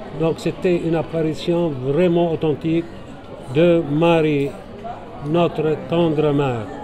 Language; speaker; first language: French; non-native, local second language; Arabic